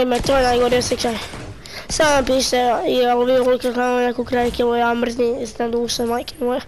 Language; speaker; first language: Croatian; native; Croatian